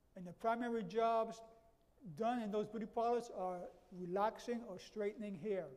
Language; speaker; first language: English; native; English